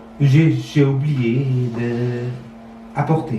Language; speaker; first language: French; non-native, learner; Sinhala